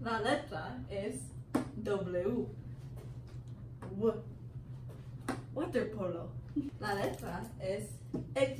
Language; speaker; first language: Spanish; non-native, learner; English